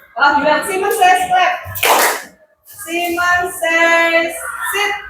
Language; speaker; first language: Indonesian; native; Indonesian